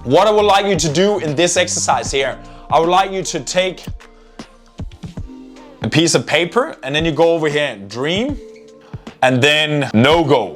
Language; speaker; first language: English; non-native, fluent; Danish